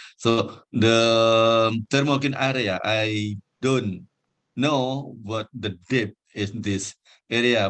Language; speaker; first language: English; non-native, fluent; Indonesian